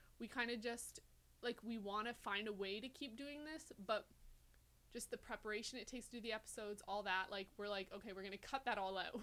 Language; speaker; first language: English; native; English